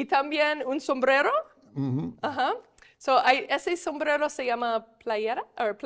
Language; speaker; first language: Spanish; non-native, fluent; English